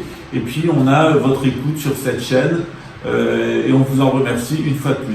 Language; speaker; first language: French; native; French